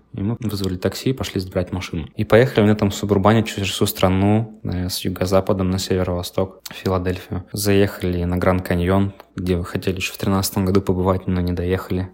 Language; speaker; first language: Russian; native; Russian